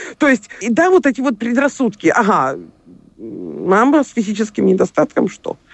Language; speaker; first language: Russian; native; Russian